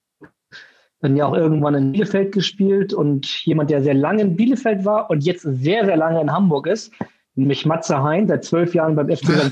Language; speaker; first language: German; native; German